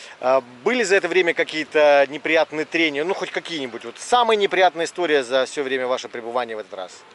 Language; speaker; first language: Russian; native; Russian